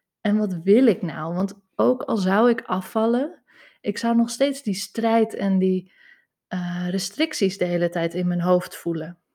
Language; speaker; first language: Dutch; native; Dutch